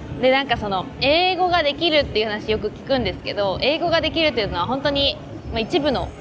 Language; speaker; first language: Japanese; native; Japanese